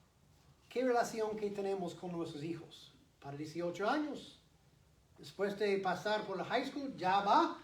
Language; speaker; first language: Spanish; non-native, fluent; English